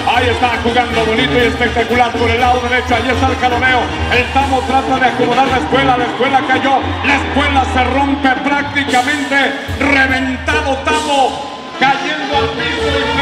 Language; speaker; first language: Spanish; native; Spanish